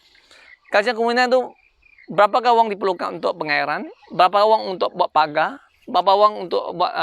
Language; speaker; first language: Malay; non-native, local second language; Chinese